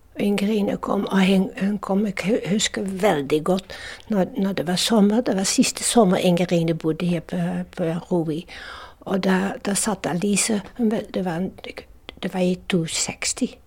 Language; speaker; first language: Norwegian; non-native, fluent; Dutch